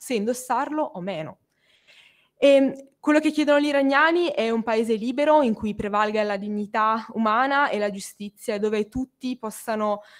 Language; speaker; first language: Italian; native; Italian